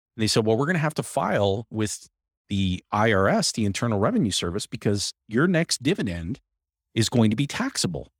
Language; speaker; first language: English; native; English